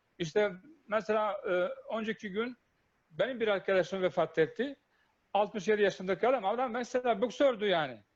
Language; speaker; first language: Turkish; non-native, fluent; Bosnian